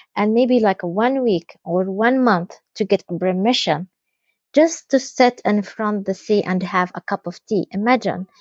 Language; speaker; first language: English; non-native, fluent; Arabic